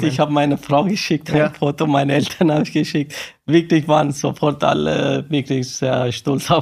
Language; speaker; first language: German; non-native, learner; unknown